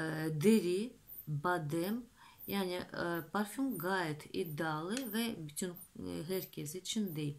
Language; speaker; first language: Turkish; non-native, fluent; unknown